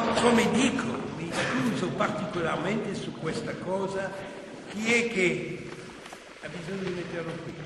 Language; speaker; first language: Italian; non-native, fluent; French